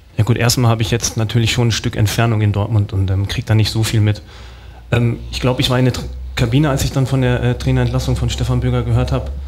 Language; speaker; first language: German; native; German